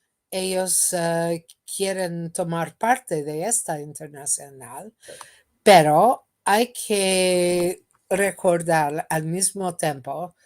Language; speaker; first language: Spanish; non-native, fluent; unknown